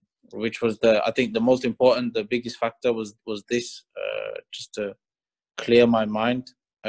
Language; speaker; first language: English; native; English